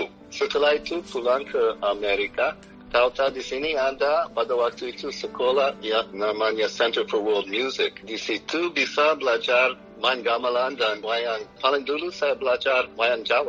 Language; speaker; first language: Indonesian; non-native, fluent; English